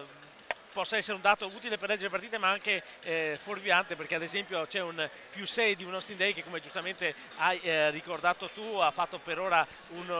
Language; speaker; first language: Italian; native; Italian